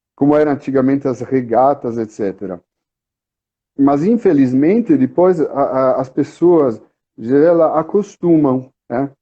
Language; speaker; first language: Portuguese; non-native, fluent; Italian